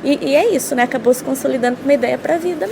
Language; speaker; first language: Portuguese; native; Portuguese